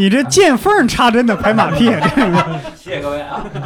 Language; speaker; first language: Chinese; native; Chinese